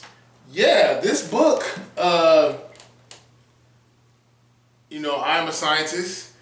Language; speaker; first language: English; native; English